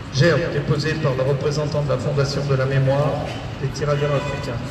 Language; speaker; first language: French; native; French